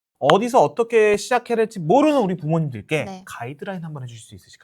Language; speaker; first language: Korean; native; Korean